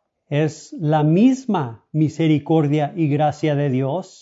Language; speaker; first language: Spanish; early bilingual, heritage; Spanish